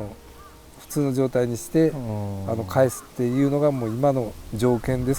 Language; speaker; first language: Japanese; native; Japanese